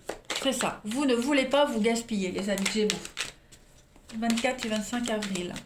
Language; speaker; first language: French; native; French